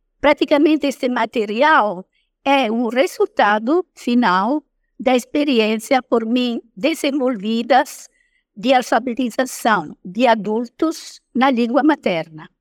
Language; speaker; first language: Portuguese; non-native, fluent; Italian